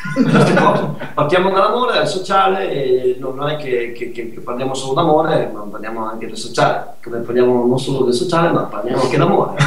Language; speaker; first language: Italian; native; Italian